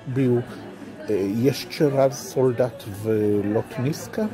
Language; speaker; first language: Polish; non-native, learner; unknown